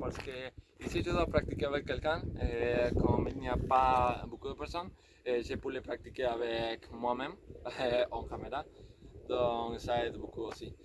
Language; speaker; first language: French; non-native, learner; Spanish